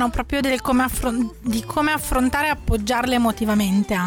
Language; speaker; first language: Italian; native; Italian